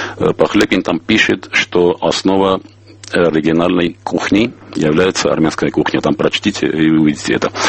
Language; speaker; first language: Russian; non-native, local second language; Armenian